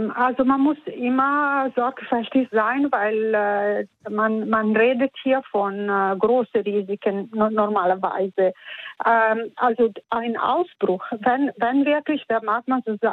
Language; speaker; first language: German; non-native, fluent; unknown